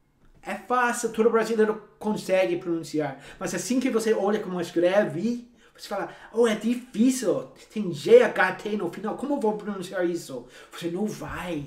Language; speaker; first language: Portuguese; non-native, fluent; English